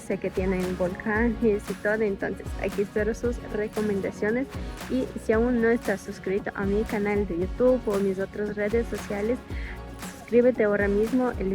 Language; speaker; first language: Spanish; non-native, fluent; Ukrainian